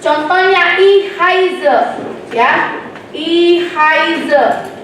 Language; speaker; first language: German; non-native, learner; Indonesian